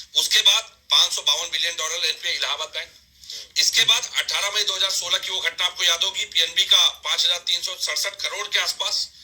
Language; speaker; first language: Hindi; native; Hindi